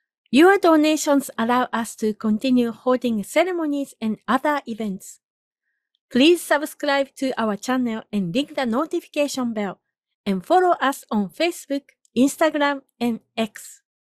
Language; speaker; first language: English; non-native, fluent; Japanese